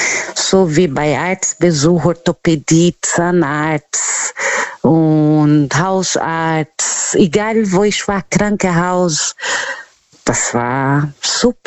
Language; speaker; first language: German; non-native, learner; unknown